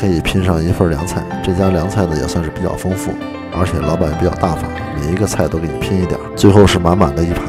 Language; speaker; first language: Chinese; native; Chinese